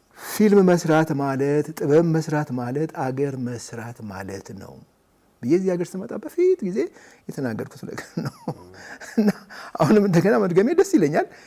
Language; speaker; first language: Amharic; native; Amharic